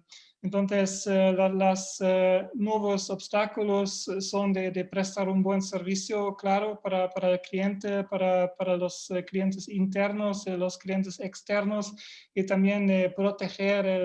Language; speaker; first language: Spanish; non-native, fluent; German